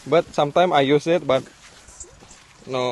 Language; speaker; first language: English; non-native, learner; Indonesian